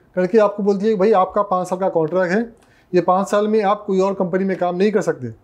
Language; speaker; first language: Hindi; non-native, local second language; Urdu